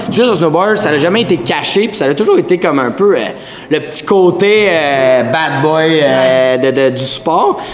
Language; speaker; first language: French; native; French